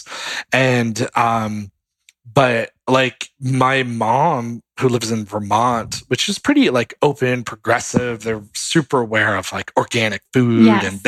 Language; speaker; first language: English; native; English